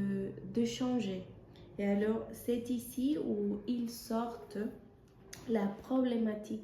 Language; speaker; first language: French; non-native, fluent; Spanish